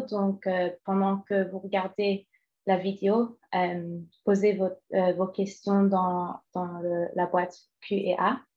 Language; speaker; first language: French; non-native, fluent; English